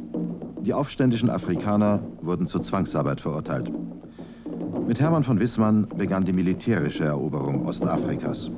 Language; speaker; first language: German; native; German